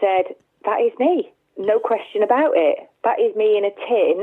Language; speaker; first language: English; native; English